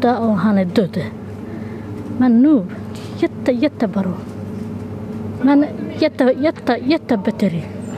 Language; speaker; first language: Swedish; non-native, learner; Somali